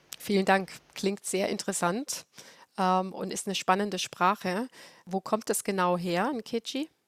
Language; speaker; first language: German; native; German